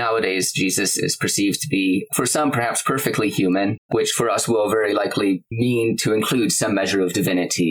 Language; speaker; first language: English; native; English